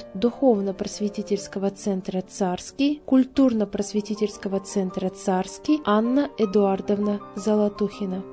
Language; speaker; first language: Russian; native; Russian